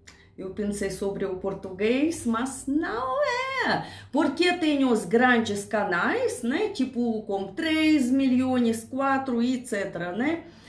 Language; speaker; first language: Portuguese; non-native, learner; Russian